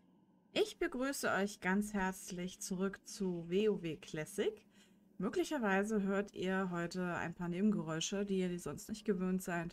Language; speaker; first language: German; native; German